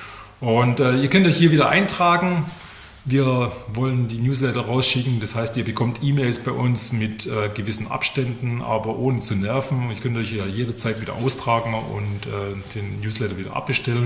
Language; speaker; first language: German; native; German